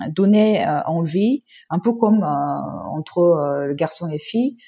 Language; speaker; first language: French; non-native, fluent; Korean